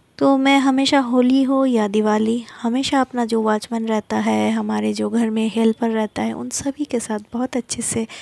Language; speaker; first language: Hindi; non-native, local second language; Bangla